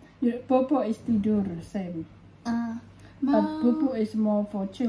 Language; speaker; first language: English; non-native, fluent; Indonesian